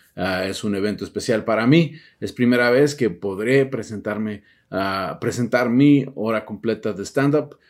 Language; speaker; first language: Spanish; early bilingual, heritage; Spanish